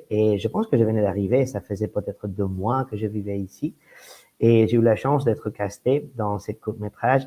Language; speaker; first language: French; non-native, fluent; Spanish